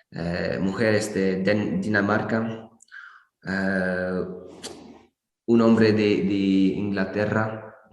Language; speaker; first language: Spanish; non-native, learner; English